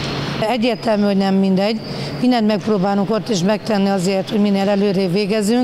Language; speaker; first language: Hungarian; native; Hungarian